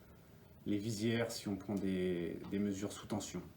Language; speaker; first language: French; native; French